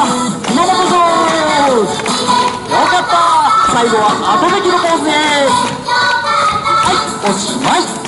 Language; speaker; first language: Japanese; native; Japanese